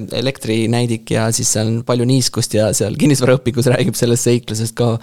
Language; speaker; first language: Estonian; native; Estonian